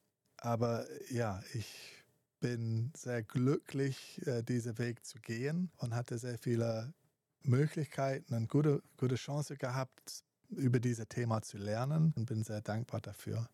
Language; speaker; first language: German; non-native, fluent; English